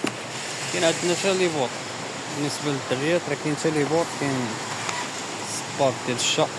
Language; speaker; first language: Arabic; native; Arabic